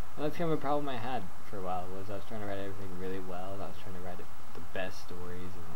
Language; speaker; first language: English; native; English